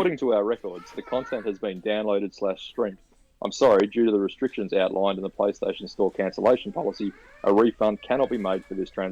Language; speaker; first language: English; native; English